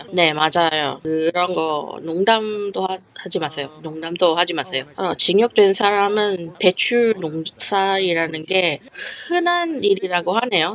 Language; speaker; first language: Korean; non-native, fluent; English